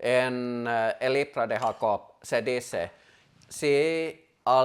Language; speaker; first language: Spanish; non-native, fluent; Finnish